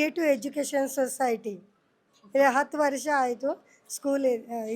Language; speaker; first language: Kannada; non-native, learner; Hindi